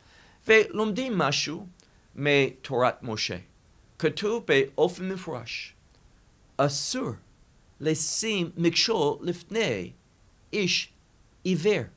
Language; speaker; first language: Hebrew; non-native, fluent; English